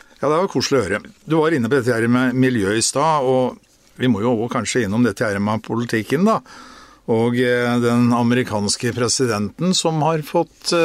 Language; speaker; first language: Norwegian; native; Norwegian